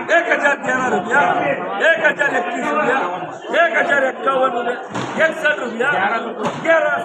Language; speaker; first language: Hindi; non-native, local second language; Marathi